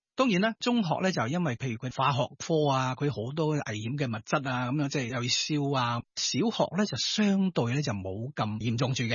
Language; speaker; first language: Cantonese; native; Cantonese